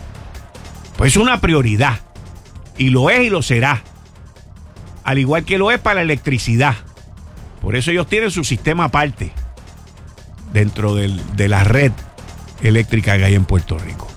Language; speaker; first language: Spanish; native; Spanish